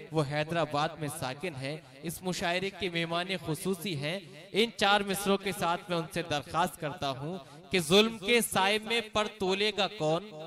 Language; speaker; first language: Urdu; native; Urdu